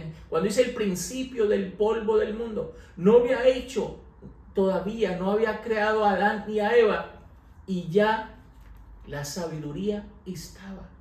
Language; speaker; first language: Spanish; native; Spanish